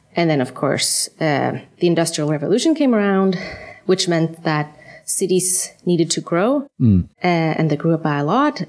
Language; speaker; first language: English; non-native, fluent; Swedish